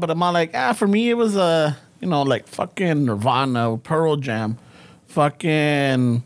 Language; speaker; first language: English; early bilingual, other home language; Spanish